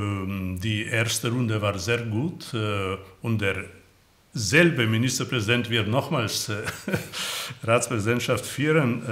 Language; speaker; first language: German; non-native, fluent; Slovenian